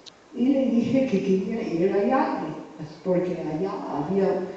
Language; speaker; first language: Spanish; non-native, fluent; English